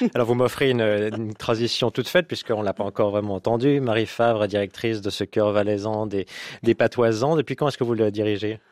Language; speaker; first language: French; native; French